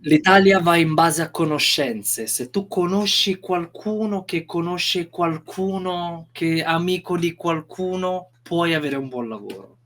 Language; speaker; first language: Italian; non-native, fluent; Romanian